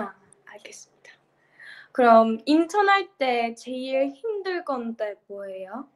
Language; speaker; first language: Korean; non-native, learner; Turkish